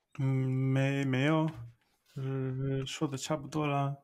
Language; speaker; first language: Chinese; non-native, learner; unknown